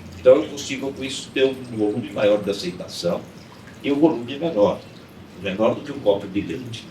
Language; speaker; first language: Portuguese; native; Portuguese